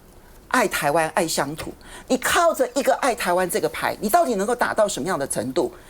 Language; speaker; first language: Chinese; native; Chinese